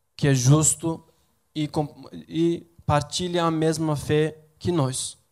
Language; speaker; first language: Portuguese; non-native, fluent; Turkish